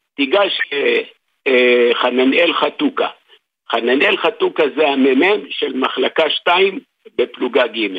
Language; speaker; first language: Hebrew; native; Hebrew